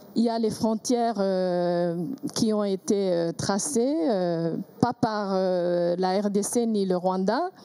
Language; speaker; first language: French; non-native, local second language; Kinyarwanda